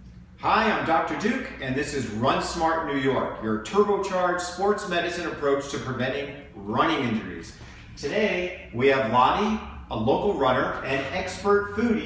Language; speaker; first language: English; native; English